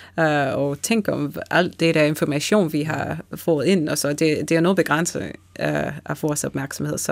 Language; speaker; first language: Danish; non-native, fluent; English